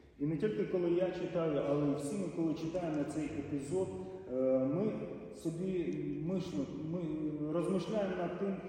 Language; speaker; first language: Polish; non-native, learner; Ukrainian